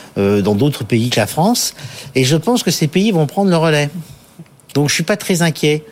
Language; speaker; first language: French; native; French